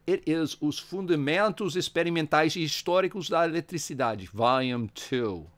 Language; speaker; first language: Portuguese; non-native, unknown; English